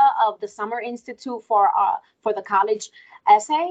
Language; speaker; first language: English; early bilingual, other home language; Spanish